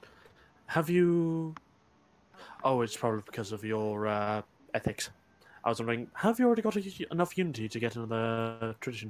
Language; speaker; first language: English; native; English